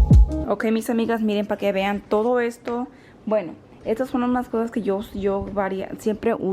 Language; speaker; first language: Spanish; early bilingual, heritage; Spanish